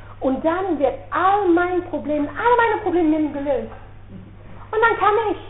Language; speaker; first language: German; non-native, fluent; Dutch